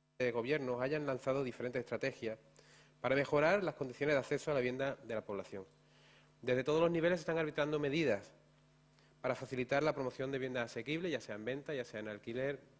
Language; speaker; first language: Spanish; native; Spanish